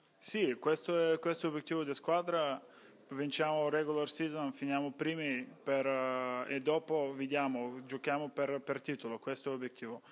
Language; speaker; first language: Italian; non-native, learner; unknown